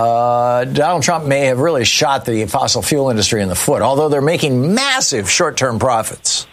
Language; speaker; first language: English; native; English